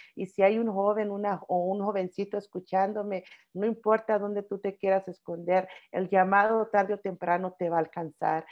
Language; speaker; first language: Spanish; early bilingual, heritage; Spanish